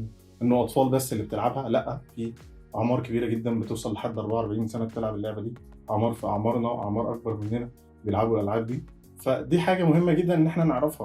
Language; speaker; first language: Arabic; native; Arabic